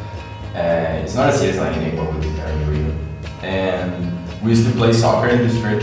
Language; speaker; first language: English; non-native, fluent; Portuguese